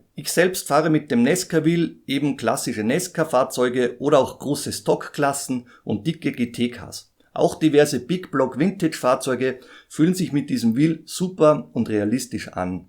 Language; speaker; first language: German; native; German